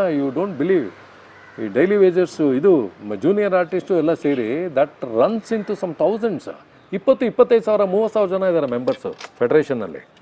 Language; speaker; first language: Kannada; native; Kannada